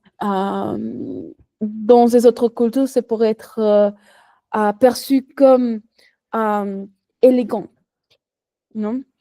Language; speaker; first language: French; non-native, learner; Spanish